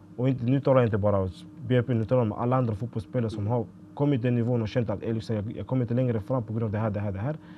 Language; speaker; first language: Swedish; early bilingual, other home language; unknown